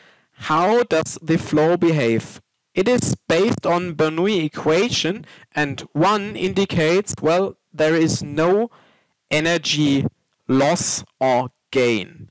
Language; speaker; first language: English; non-native, fluent; German